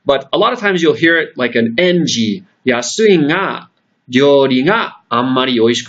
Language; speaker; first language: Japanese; non-native, fluent; English